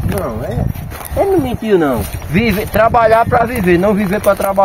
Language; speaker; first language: Portuguese; native; Portuguese